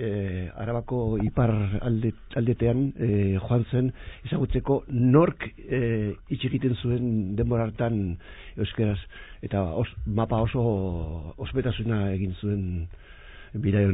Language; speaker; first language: Basque; non-native, local second language; Spanish